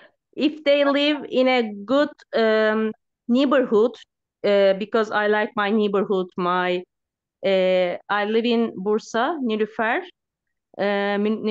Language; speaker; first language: English; non-native, learner; Turkish